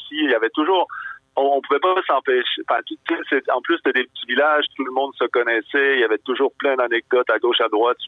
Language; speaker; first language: French; native; French